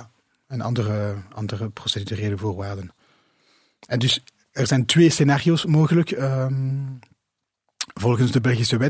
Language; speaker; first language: Dutch; non-native, local second language; French